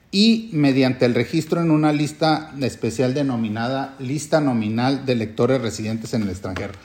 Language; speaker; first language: Spanish; native; Spanish